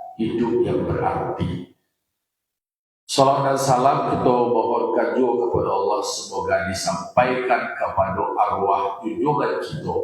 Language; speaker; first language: Indonesian; non-native, local second language; Minangkabau